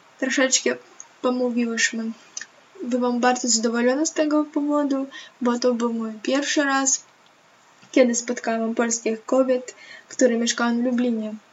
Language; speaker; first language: Polish; non-native, learner; Ukrainian